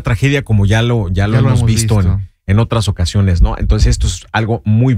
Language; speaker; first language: Spanish; native; Spanish